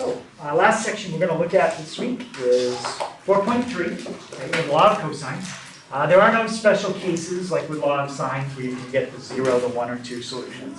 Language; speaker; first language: English; native; English